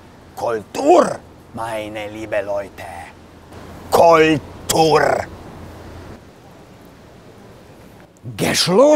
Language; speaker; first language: German; non-native, learner; Slovenian